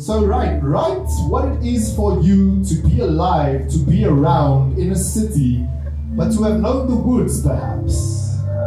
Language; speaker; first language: English; non-native, local second language; Afrikaans